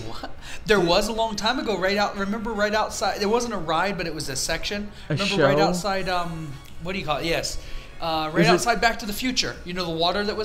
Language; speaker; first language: English; native; English